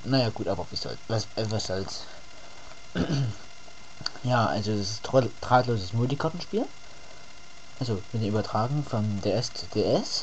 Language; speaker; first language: German; native; German